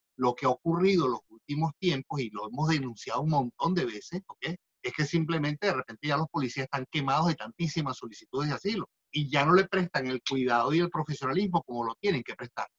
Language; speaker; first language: Spanish; native; Spanish